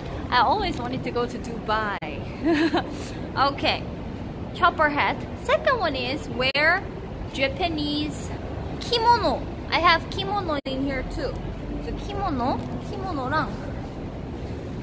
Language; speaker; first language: English; non-native, learner; Korean